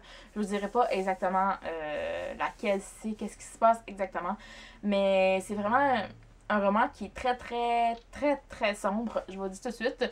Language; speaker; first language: French; native; French